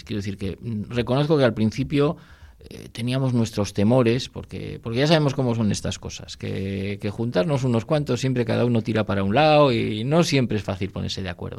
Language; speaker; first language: Spanish; native; Spanish